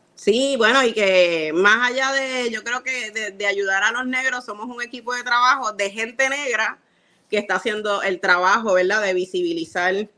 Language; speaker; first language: Spanish; native; Spanish